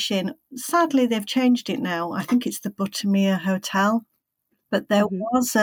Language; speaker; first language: English; native; English